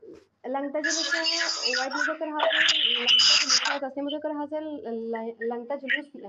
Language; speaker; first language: Arabic; non-native, learner; Bangla